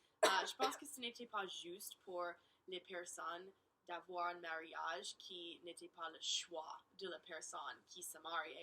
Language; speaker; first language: French; non-native, learner; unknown